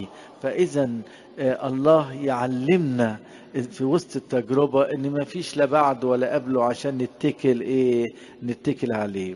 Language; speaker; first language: Arabic; native; Arabic